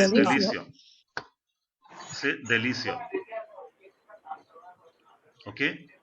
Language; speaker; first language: French; non-native, fluent; Urdu